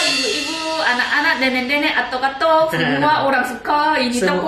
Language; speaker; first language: Indonesian; non-native, learner; Korean